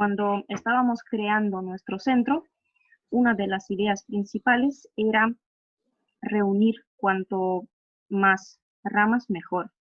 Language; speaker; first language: Spanish; non-native, fluent; Russian